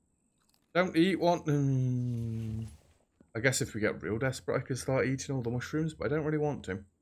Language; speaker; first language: English; native; English